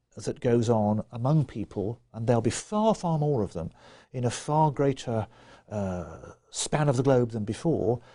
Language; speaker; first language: English; native; English